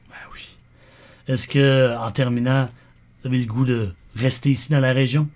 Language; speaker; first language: French; native; French